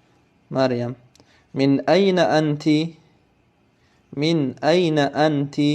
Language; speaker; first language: Arabic; non-native, fluent; Tajik